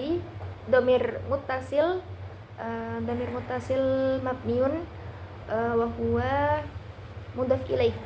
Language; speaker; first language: Arabic; non-native, learner; Indonesian